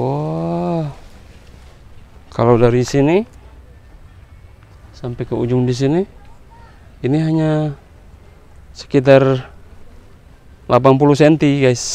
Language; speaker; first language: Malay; non-native, local second language; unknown